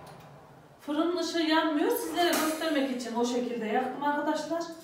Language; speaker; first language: Turkish; native; Turkish